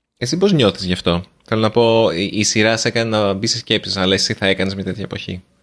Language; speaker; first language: Greek; native; Greek